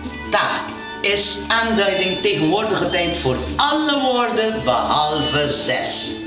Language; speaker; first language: Dutch; non-native, local second language; Papiamento